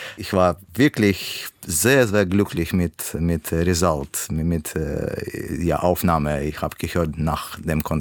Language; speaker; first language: German; non-native, learner; Russian